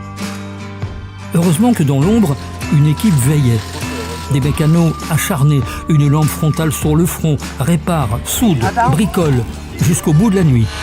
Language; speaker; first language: French; native; French